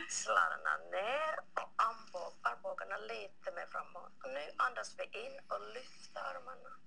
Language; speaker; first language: Swedish; non-native, local second language; Finnish